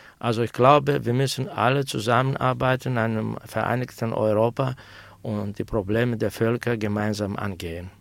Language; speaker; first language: German; non-native, fluent; Greek